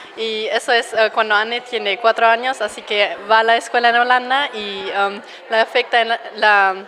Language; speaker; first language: Spanish; non-native, fluent; German